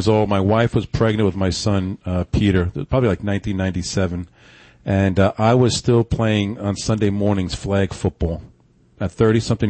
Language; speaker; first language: English; native; English